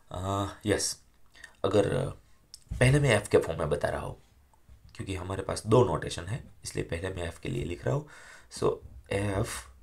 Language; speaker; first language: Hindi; non-native, local second language; Gujarati